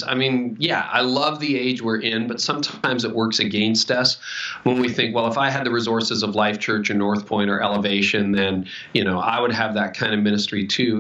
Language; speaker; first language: English; native; English